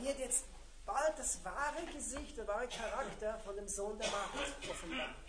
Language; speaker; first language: German; native; German